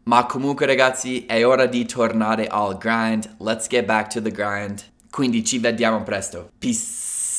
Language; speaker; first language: Italian; non-native, fluent; English